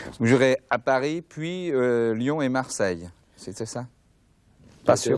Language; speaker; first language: French; native; French